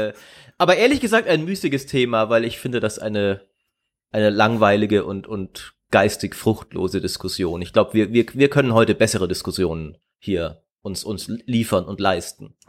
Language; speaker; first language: German; native; German